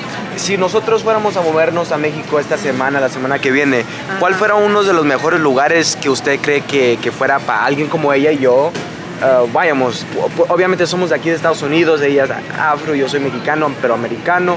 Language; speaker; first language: Spanish; early bilingual, other home language; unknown